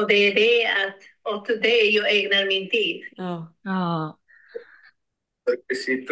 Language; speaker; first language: Swedish; non-native, learner; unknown